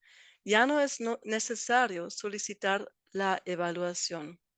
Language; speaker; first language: Spanish; non-native, fluent; German